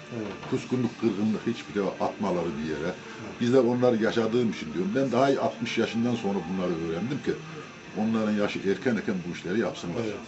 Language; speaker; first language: Turkish; native; Turkish